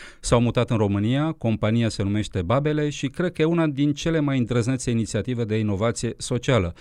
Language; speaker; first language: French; non-native, fluent; Romanian